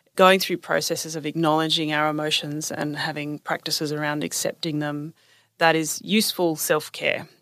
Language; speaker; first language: English; native; English